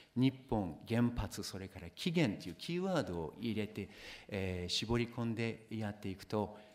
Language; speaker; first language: Japanese; non-native, fluent; English